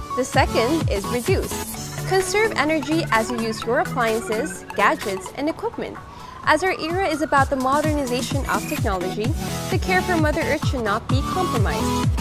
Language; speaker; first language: English; non-native, local second language; Filipino